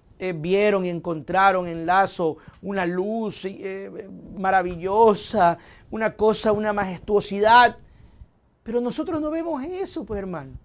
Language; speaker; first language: Spanish; native; Spanish